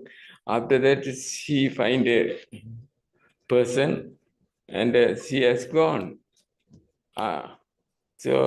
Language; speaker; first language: English; non-native, learner; Tamil